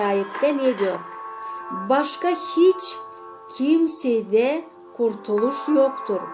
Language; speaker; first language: Turkish; non-native, fluent; Azerbaijani